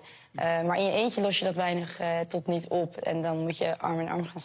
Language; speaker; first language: Dutch; native; Dutch